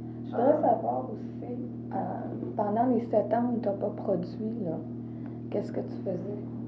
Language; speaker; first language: French; native; French